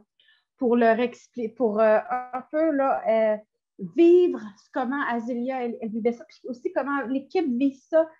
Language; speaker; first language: French; native; French